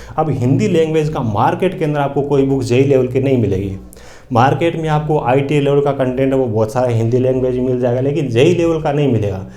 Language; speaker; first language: Hindi; native; Hindi